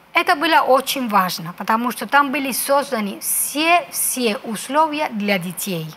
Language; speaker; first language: Russian; non-native, fluent; Spanish